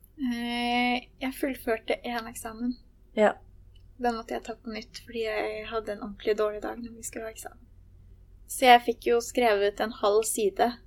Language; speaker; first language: Norwegian; native; Norwegian